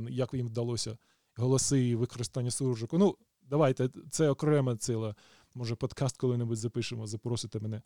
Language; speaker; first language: Ukrainian; native; Ukrainian